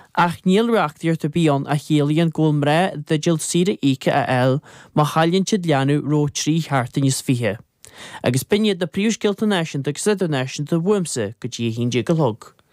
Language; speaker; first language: Irish; native; Irish